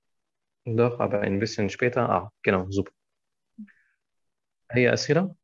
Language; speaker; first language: German; non-native, fluent; Arabic